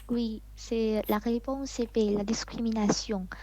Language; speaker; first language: French; non-native, learner; Vietnamese